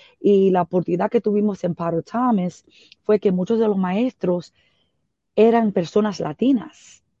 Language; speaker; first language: Spanish; early bilingual, heritage; Spanish